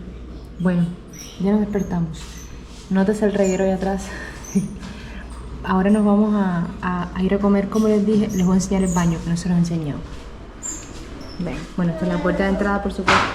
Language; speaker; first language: Spanish; native; Spanish